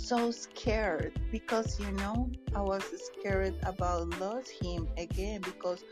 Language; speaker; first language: English; non-native, learner; Spanish